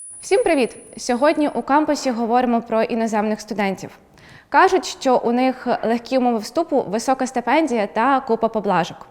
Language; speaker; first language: Ukrainian; native; Ukrainian